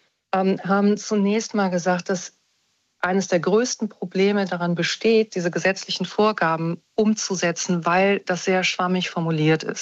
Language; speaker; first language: German; native; German